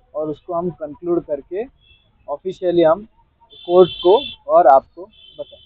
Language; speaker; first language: Hindi; non-native, local second language; Marathi